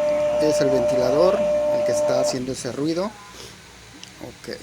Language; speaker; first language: Spanish; native; Spanish